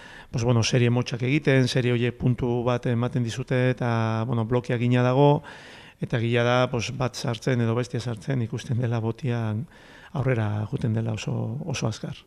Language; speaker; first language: Basque; native; Basque